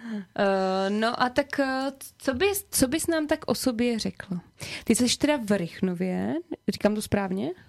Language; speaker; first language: Czech; native; Czech